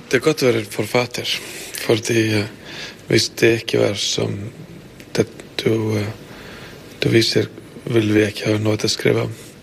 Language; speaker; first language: Danish; non-native, fluent; Icelandic